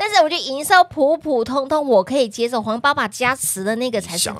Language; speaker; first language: Chinese; native; Chinese